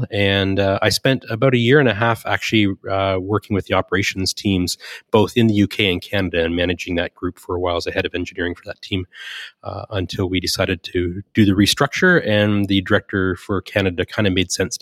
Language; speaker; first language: English; native; English